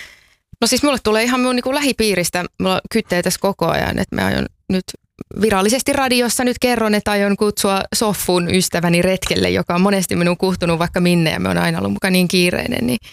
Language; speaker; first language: Finnish; native; Finnish